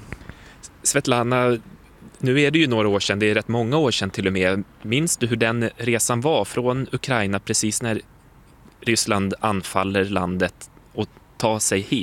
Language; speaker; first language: Swedish; native; Swedish